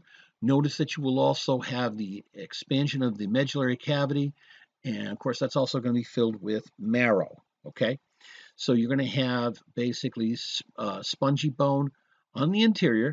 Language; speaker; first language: English; native; English